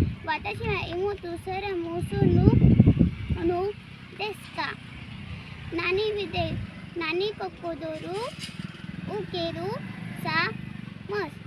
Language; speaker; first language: Japanese; non-native, learner; Marathi